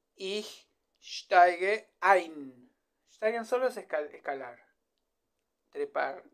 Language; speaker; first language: German; non-native, fluent; Spanish